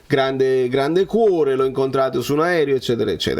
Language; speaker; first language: Italian; native; Italian